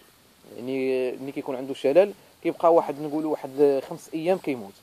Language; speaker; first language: Arabic; native; Arabic